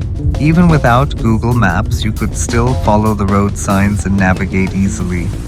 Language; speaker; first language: English; non-native, local second language; Sinhala